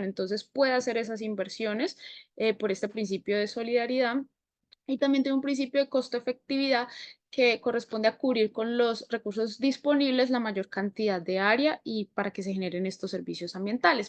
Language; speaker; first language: Spanish; native; Spanish